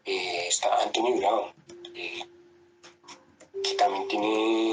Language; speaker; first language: Spanish; native; Spanish